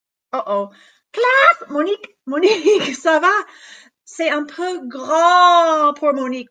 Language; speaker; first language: French; non-native, fluent; English